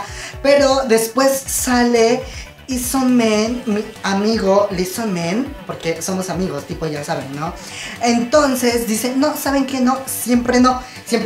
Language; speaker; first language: Spanish; native; Spanish